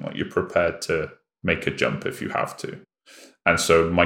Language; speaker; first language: English; native; English